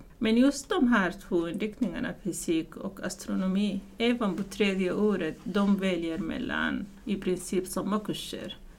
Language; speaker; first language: Swedish; non-native, fluent; Arabic